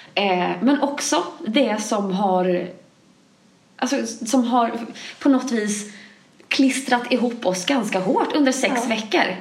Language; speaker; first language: Swedish; native; Swedish